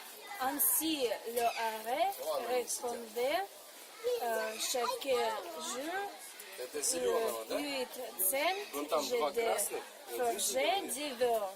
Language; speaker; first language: French; non-native, learner; Russian